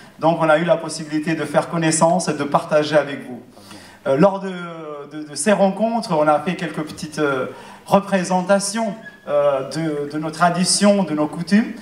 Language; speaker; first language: French; non-native, fluent; Albanian